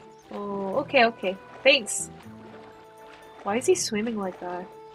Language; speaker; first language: English; non-native, fluent; Korean